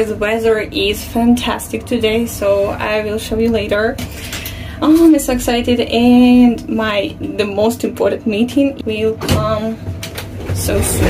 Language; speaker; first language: English; non-native, fluent; Russian